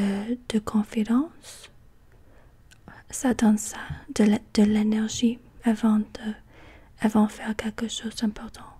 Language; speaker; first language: French; non-native, learner; English